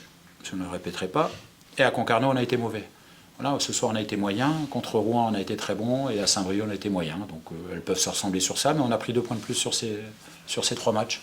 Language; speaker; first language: French; native; French